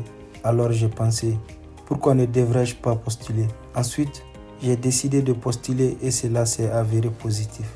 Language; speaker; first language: French; non-native, local second language; Arabic